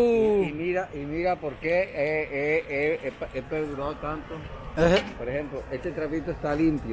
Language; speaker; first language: Spanish; native; Spanish